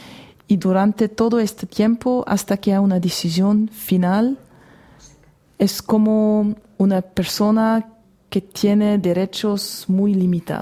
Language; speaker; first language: Spanish; non-native, fluent; German